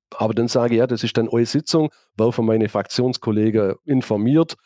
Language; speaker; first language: German; native; German